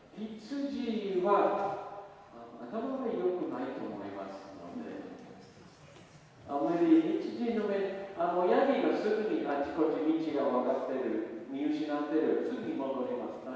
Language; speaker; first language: Japanese; non-native, learner; English